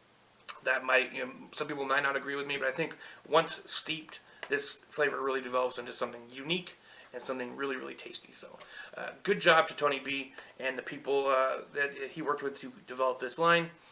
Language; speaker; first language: English; native; English